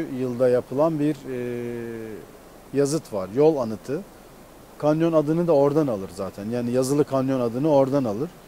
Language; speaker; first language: Turkish; native; Turkish